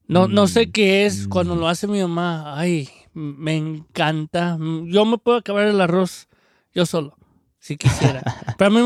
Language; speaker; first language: Spanish; early bilingual, heritage; Spanish